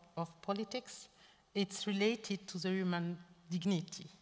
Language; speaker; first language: English; non-native, local second language; French